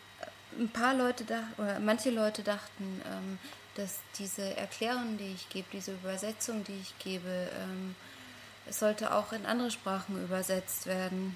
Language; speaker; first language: German; non-native, fluent; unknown